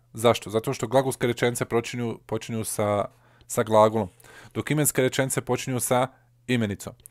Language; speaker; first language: Bosnian; early bilingual, heritage; Bosnian